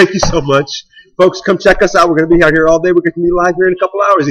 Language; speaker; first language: English; native; English